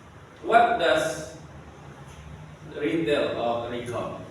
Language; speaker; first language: English; non-native, learner; Indonesian